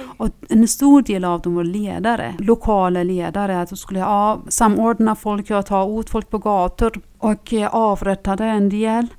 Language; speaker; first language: Swedish; non-native, fluent; Persian